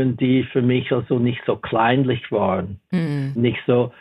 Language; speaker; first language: German; non-native, fluent; English